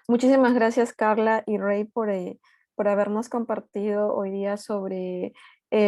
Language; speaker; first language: Spanish; native; Spanish